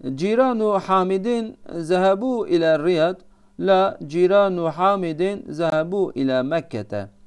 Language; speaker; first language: Arabic; non-native, fluent; Turkish